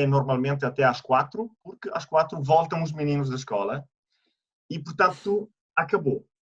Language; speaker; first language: Portuguese; non-native, fluent; Italian